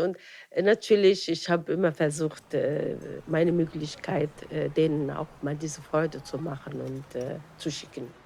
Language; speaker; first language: German; non-native, fluent; Arabic